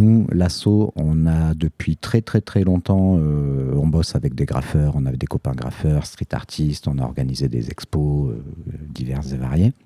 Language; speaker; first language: French; native; French